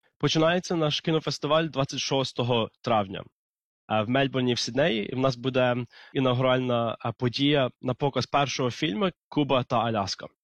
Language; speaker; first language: Ukrainian; early bilingual, heritage; Ukrainian